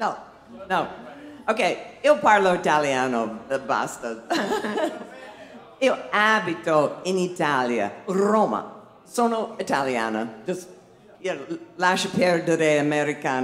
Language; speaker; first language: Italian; non-native, learner; English